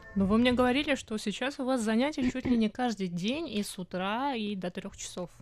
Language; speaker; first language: Russian; non-native, fluent; Romanian